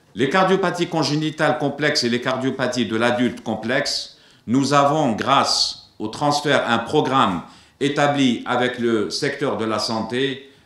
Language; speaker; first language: French; non-native, local second language; Arabic